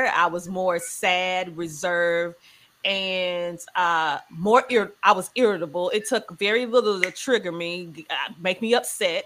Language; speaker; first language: English; native; English